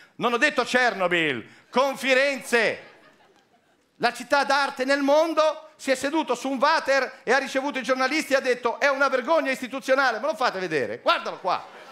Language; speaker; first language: Italian; native; Italian